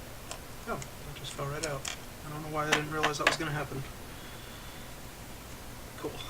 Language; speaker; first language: English; native; English